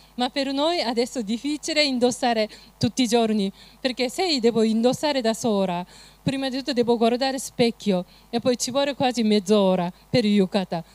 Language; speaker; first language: Italian; non-native, fluent; Japanese